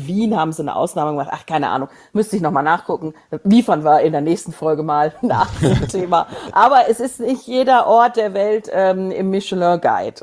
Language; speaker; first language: German; native; German